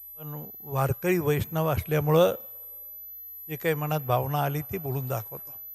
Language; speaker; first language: Marathi; native; Marathi